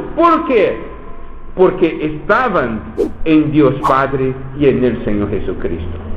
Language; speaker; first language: Spanish; non-native, fluent; Portuguese